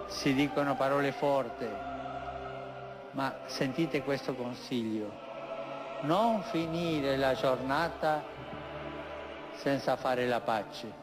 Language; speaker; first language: Italian; non-native, fluent; Spanish